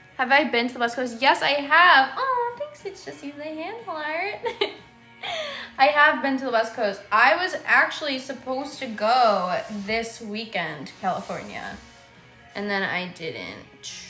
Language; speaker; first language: English; native; English